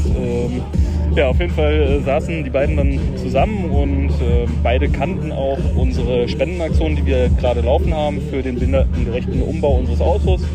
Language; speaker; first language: German; native; German